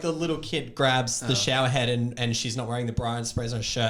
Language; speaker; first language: English; native; English